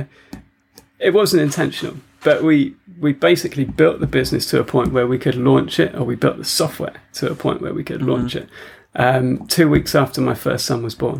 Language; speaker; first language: English; native; English